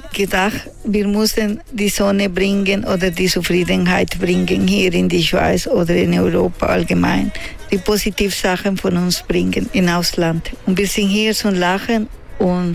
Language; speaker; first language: German; non-native, learner; Spanish